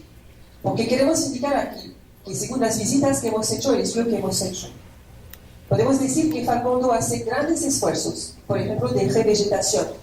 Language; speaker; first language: Spanish; non-native, fluent; French